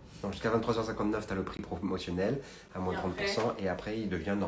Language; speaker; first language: French; native; French